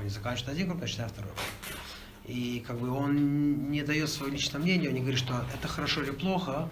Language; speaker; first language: Russian; native; Russian